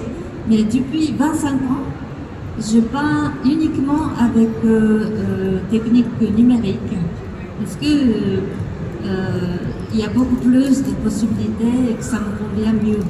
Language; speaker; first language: French; non-native, fluent; Japanese